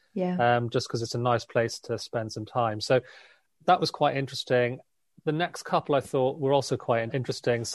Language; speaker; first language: English; native; English